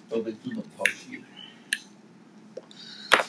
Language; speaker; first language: Chinese; native; Chinese